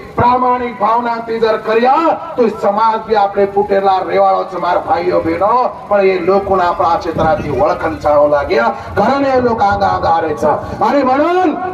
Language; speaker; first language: Marathi; non-native, local second language; Lambadi